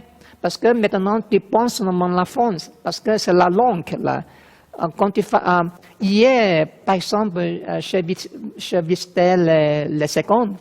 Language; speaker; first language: French; non-native, fluent; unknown